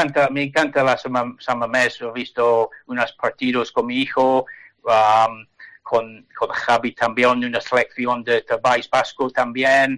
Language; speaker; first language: Spanish; non-native, learner; English